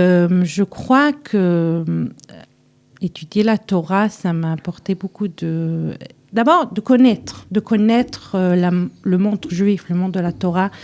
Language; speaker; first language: French; early bilingual, heritage; French